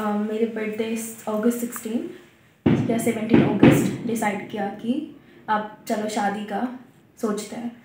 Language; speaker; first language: Hindi; early bilingual, heritage; Hindi